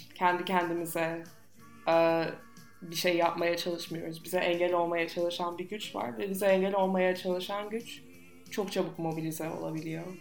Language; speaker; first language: Turkish; non-native, fluent; English